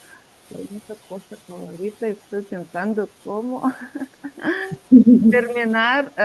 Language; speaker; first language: Spanish; non-native, learner; Russian